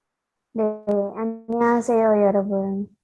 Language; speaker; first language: Korean; non-native, learner; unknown